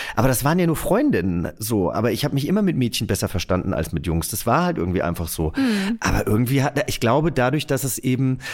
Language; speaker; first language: German; native; German